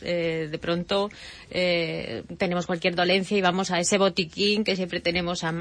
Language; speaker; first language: Spanish; native; Spanish